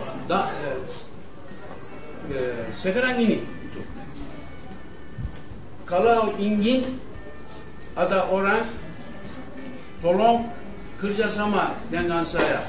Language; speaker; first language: Indonesian; non-native, learner; Turkish